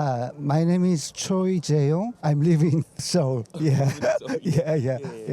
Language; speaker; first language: English; non-native, learner; Korean